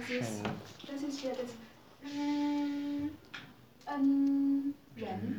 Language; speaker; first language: German; non-native, fluent; Chinese